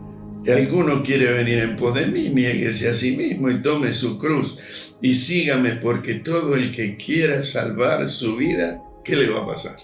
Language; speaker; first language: Spanish; native; Spanish